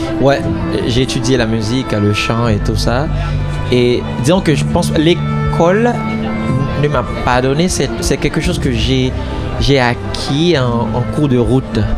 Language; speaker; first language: French; non-native, local second language; Haitian Creole